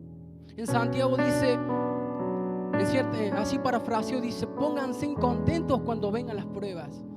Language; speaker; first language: Spanish; native; Spanish